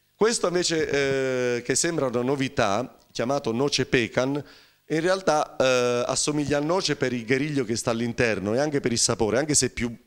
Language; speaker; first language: Italian; native; Italian